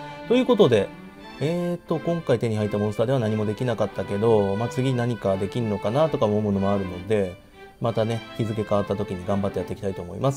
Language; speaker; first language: Japanese; native; Japanese